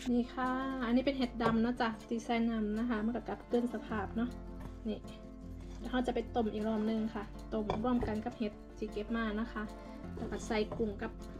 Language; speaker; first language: Thai; native; Thai